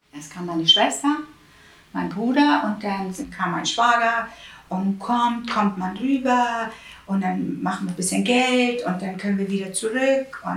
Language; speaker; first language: German; early bilingual, other home language; Italian